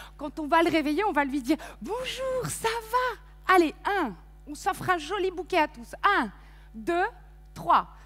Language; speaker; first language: French; native; French